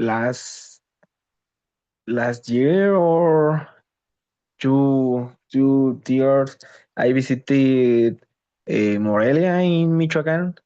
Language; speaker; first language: English; non-native, learner; Spanish